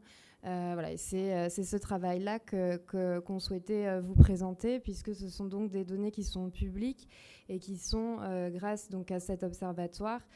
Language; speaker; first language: French; native; French